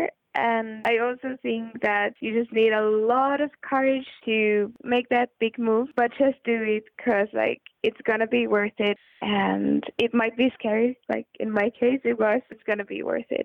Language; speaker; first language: English; non-native, fluent; Finnish